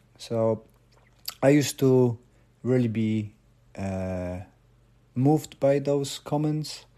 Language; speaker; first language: English; non-native, fluent; Polish